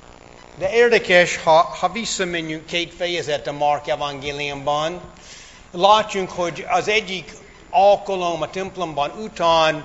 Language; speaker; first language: Hungarian; non-native, fluent; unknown